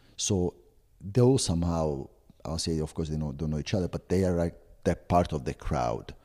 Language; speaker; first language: English; non-native, fluent; Italian